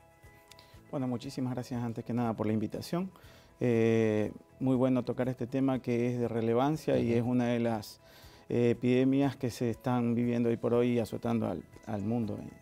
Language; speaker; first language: Spanish; native; Spanish